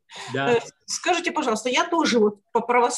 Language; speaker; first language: Russian; native; Russian